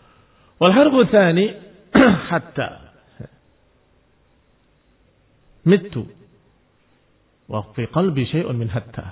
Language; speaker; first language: Arabic; non-native, fluent; Indonesian